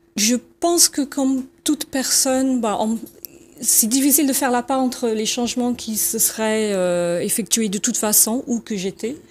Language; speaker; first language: French; non-native, fluent; English